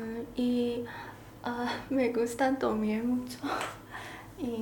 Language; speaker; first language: Spanish; non-native, learner; Chinese